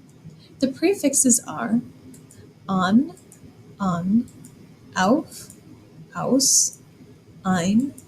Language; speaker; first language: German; non-native, fluent; English